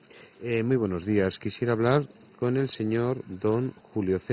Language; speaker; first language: Spanish; native; Spanish